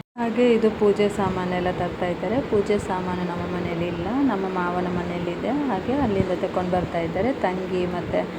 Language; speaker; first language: Kannada; non-native, local second language; Konkani